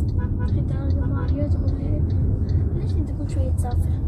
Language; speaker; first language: Arabic; native; Arabic